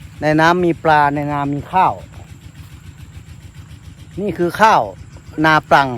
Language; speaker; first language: Thai; native; Thai